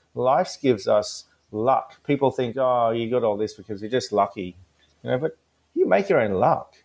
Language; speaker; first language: English; early bilingual, other home language; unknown